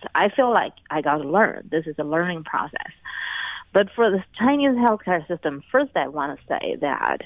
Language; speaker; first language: English; non-native, fluent; Chinese